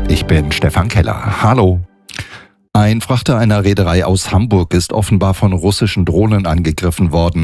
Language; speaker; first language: German; native; German